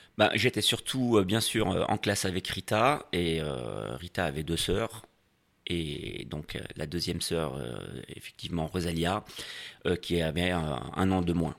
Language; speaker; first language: French; native; French